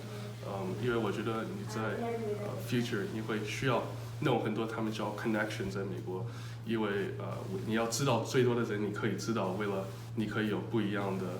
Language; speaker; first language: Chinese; early bilingual, heritage; Chinese